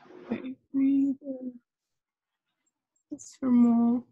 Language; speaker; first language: English; native; English